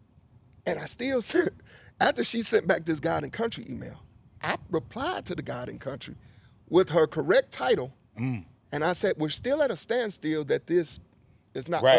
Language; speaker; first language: English; native; English